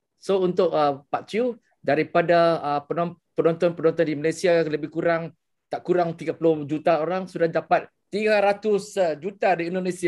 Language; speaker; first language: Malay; non-native, local second language; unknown